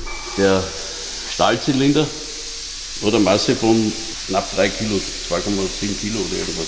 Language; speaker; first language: German; native; German